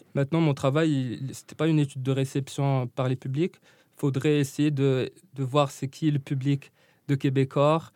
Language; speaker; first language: French; non-native, local second language; Arabic